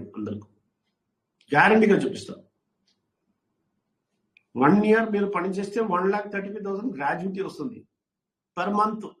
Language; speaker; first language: Telugu; non-native, learner; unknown